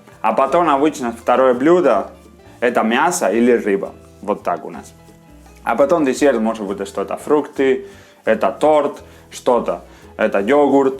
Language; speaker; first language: Russian; non-native, learner; Spanish